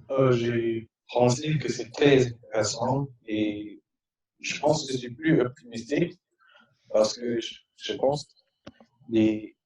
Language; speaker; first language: French; non-native, fluent; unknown